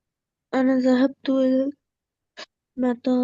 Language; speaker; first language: Arabic; non-native, learner; Bangla